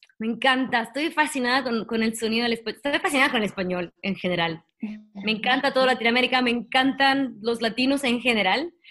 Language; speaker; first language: Spanish; non-native, fluent; Italian